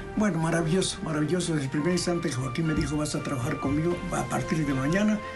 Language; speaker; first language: Spanish; native; Spanish